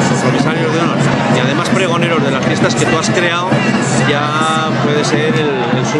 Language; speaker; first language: Spanish; native; Spanish